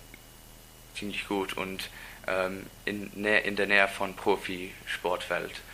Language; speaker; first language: German; non-native, learner; English